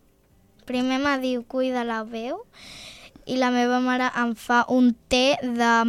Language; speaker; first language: Catalan; early bilingual, other home language; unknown